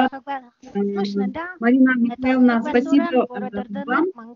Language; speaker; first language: Russian; non-native, local second language; Kyrgyz